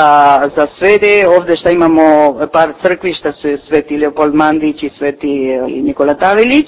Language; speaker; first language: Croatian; early bilingual, heritage; Croatian